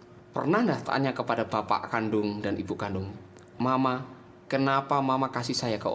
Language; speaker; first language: Indonesian; native; Indonesian